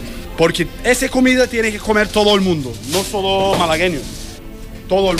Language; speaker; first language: Spanish; non-native, learner; Turkish